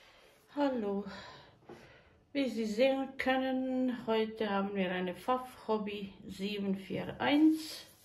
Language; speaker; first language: German; non-native, fluent; Croatian